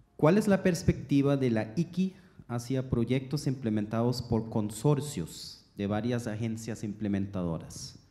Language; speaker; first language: Spanish; non-native, fluent; German